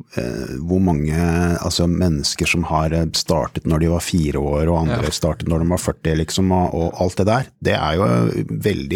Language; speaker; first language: Norwegian; native; Norwegian